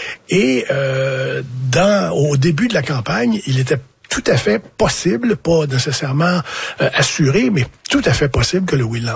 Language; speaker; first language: French; native; French